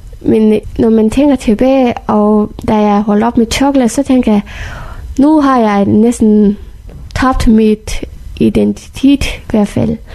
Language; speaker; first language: Danish; non-native, fluent; Persian